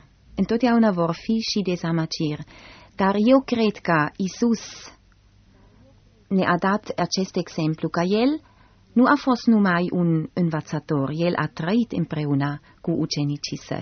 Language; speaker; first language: Romanian; non-native, fluent; German